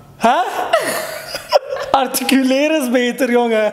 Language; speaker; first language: Dutch; early bilingual, other home language; Turkish